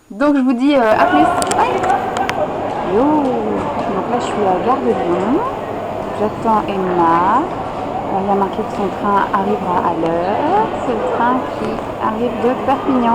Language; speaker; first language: French; native; French